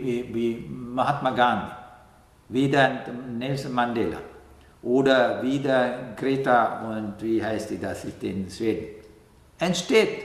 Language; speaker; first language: German; non-native, fluent; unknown